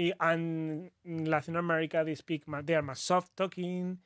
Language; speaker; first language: English; non-native, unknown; Spanish